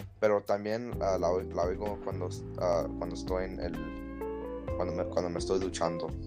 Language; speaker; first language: Spanish; early bilingual, heritage; Spanish